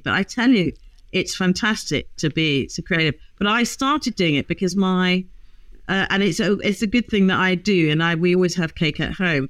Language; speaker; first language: English; native; English